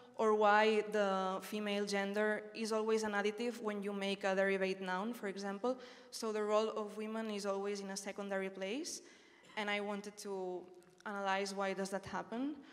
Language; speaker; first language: English; non-native, fluent; Spanish